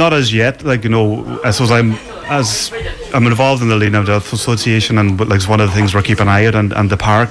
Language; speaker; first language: English; native; English